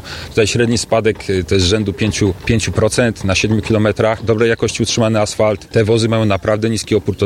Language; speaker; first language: Polish; native; Polish